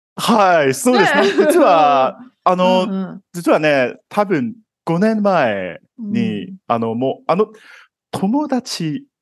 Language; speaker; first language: Japanese; non-native, fluent; Cantonese